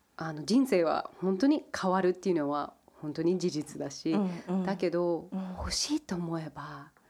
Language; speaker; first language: Japanese; early bilingual, heritage; English